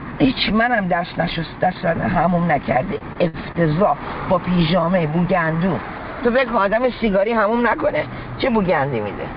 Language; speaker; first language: Persian; early bilingual, heritage; Persian